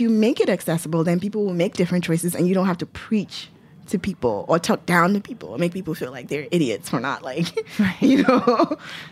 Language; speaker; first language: English; non-native, local second language; Yoruba